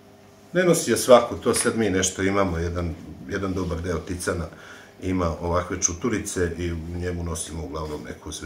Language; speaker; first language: Serbian; native; Serbian